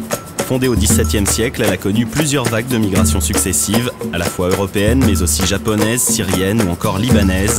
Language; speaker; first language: French; native; French